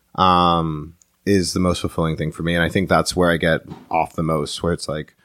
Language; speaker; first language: English; native; English